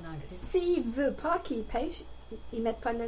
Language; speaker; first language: French; non-native, learner; English